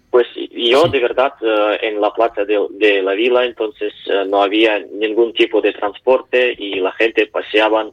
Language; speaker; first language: Spanish; non-native, learner; Ukrainian